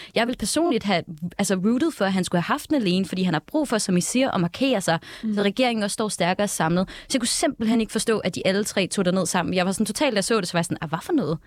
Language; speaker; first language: Danish; native; Danish